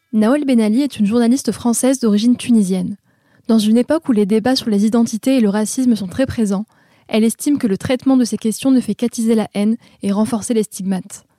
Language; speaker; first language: French; native; French